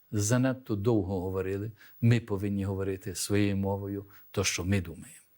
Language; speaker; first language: Ukrainian; early bilingual, heritage; Ukrainian